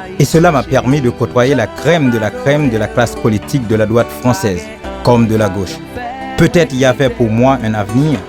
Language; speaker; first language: French; non-native, local second language; Haitian Creole